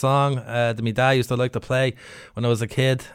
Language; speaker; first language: English; native; English